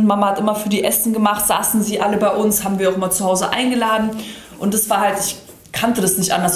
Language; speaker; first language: German; early bilingual, other home language; Serbian